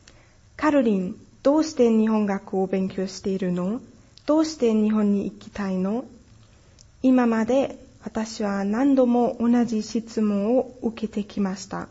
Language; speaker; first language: Japanese; non-native, fluent; German